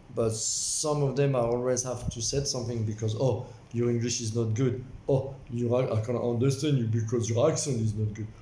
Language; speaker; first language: English; non-native, local second language; French